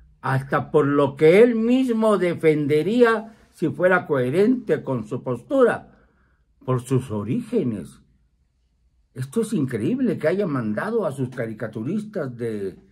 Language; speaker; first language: Spanish; native; Spanish